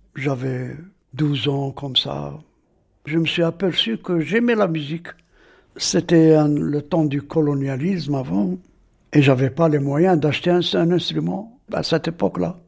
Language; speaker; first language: French; non-native, local second language; Arabic